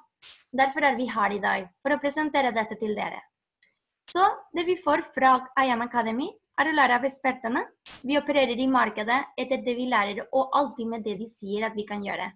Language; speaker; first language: Norwegian; non-native, fluent; Spanish